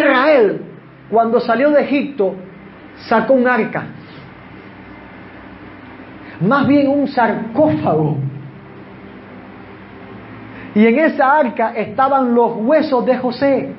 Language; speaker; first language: Spanish; native; Spanish